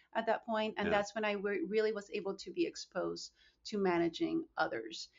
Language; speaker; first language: English; non-native, fluent; Spanish